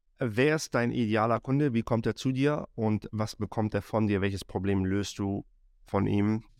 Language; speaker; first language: German; native; German